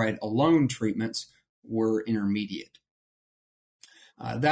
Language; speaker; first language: English; native; English